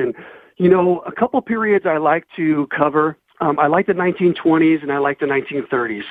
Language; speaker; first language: English; native; English